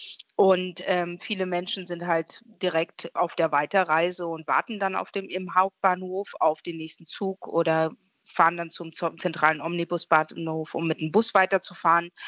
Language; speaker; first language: German; native; German